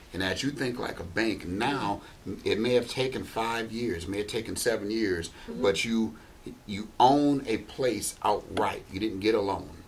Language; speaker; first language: English; native; English